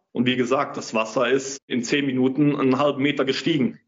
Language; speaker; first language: German; native; German